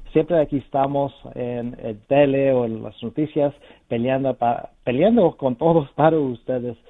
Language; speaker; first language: Spanish; early bilingual, other home language; English